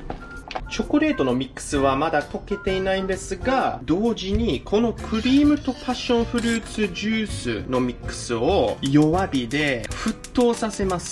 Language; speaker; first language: Japanese; non-native, fluent; English